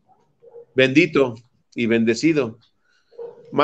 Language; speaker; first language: Spanish; native; Spanish